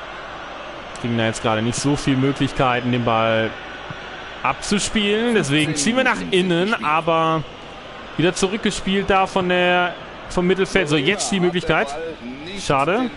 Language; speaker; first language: German; native; German